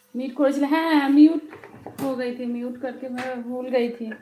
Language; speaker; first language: Hindi; non-native, local second language; Bangla